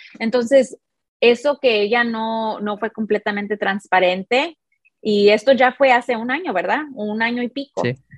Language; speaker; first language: Spanish; early bilingual, heritage; Spanish